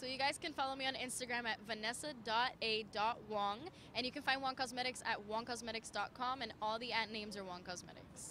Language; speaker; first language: English; early bilingual, other home language; Spanish